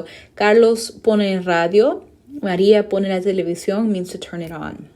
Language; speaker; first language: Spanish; non-native, fluent; English